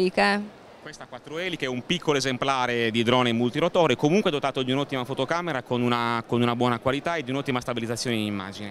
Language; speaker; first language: Italian; native; Italian